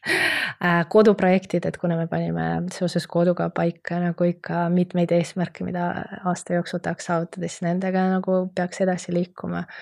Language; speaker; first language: Estonian; non-native, local second language; Russian